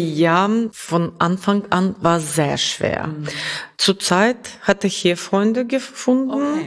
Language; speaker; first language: German; non-native, fluent; Russian